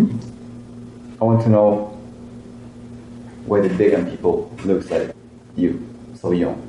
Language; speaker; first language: English; non-native, learner; Spanish